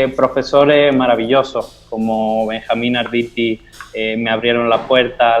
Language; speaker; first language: Spanish; native; Spanish